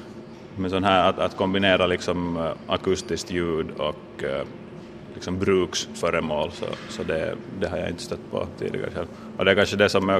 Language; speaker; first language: Swedish; native; Swedish